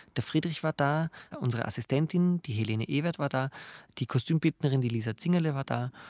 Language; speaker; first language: German; native; German